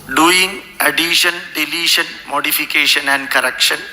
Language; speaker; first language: English; non-native, local second language; Malayalam